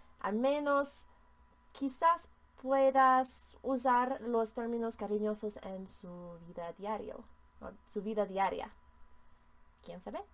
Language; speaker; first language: Spanish; non-native, fluent; English